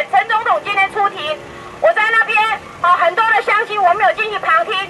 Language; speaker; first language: Chinese; non-native, local second language; Min Nan Chinese